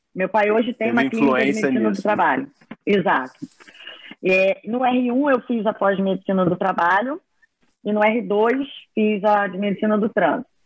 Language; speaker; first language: Portuguese; native; Portuguese